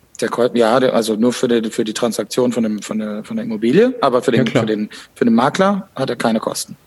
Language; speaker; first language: German; native; German